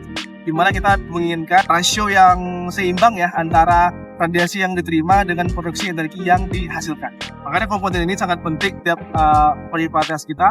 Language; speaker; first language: Indonesian; native; Indonesian